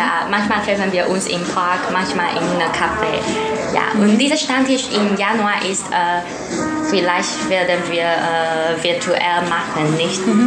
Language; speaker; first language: German; non-native, learner; Chinese